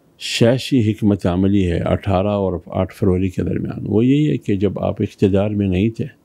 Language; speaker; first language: Urdu; non-native, local second language; Pashto